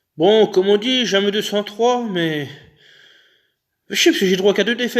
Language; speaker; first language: French; native; French